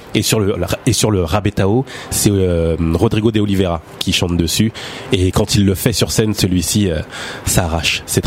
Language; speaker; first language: French; native; French